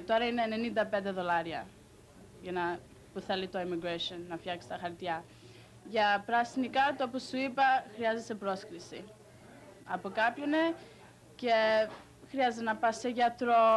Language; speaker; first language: Greek; early bilingual, heritage; Greek